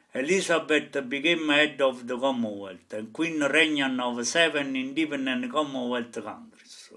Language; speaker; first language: English; non-native, fluent; Italian